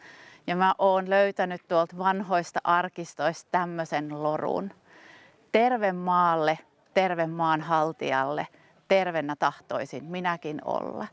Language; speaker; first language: Finnish; native; Finnish